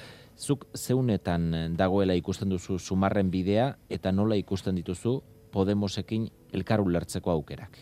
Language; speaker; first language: Basque; native; Basque